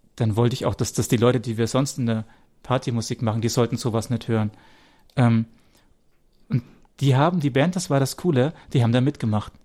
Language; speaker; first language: German; native; German